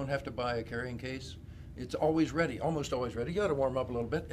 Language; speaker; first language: English; native; English